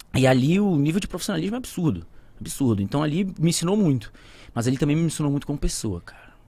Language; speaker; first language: Portuguese; native; Portuguese